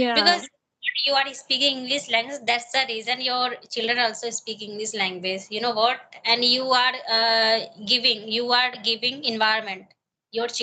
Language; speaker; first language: English; non-native, learner; Hindi